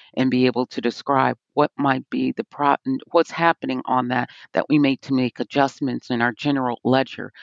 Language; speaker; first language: English; native; English